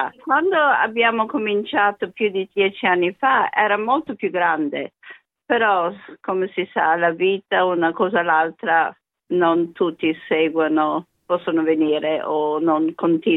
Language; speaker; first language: Italian; early bilingual, other home language; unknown